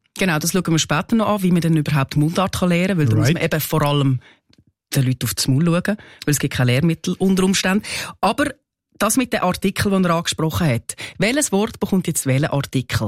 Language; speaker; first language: German; native; German